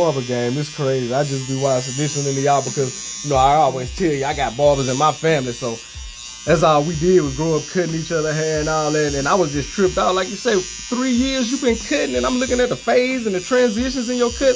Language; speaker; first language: English; native; English